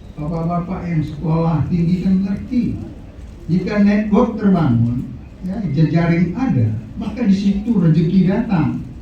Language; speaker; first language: Indonesian; native; Indonesian